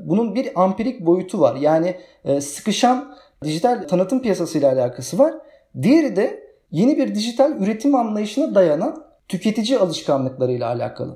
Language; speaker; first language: Turkish; native; Turkish